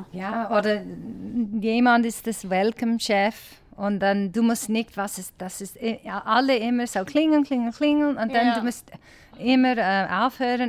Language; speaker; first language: German; non-native, learner; English